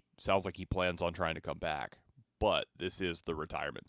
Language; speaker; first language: English; native; English